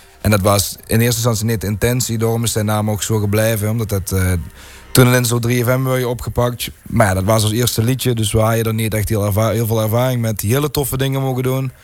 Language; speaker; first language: Dutch; native; Dutch